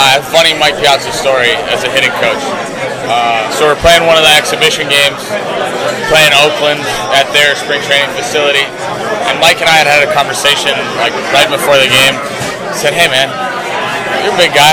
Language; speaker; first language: English; early bilingual, other home language; Italian